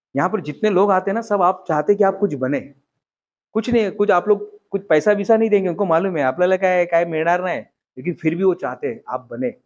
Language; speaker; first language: Hindi; non-native, local second language; Marathi